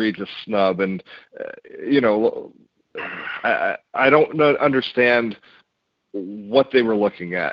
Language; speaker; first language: English; native; English